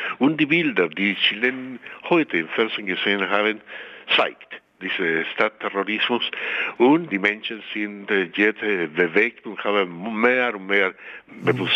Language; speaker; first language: German; non-native, fluent; Spanish